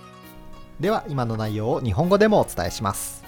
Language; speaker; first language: Japanese; native; Japanese